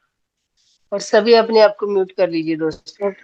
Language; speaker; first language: Hindi; native; Hindi